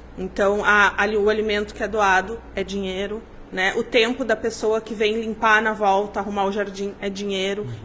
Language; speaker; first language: Portuguese; native; Portuguese